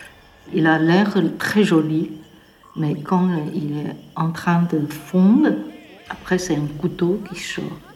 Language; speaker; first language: French; non-native, learner; Chinese